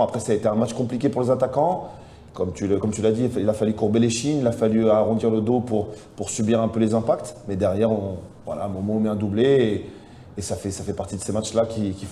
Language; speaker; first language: French; native; French